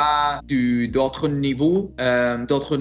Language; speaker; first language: French; non-native, learner; Greek